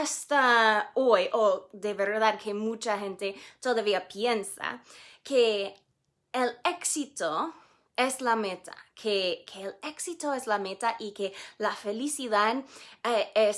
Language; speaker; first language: Spanish; non-native, fluent; English